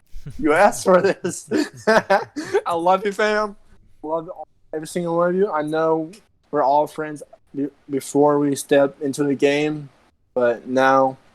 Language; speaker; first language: English; native; English